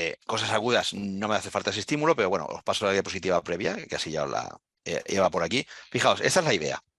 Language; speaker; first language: Spanish; native; Spanish